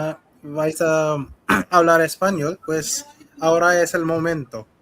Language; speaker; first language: Spanish; non-native, fluent; Hindi